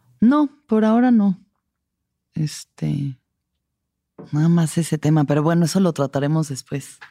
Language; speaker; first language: Spanish; native; Spanish